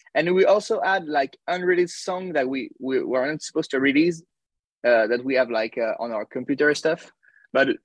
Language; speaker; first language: English; non-native, fluent; French